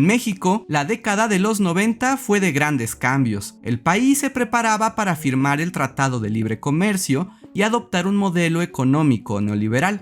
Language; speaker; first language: Spanish; native; Spanish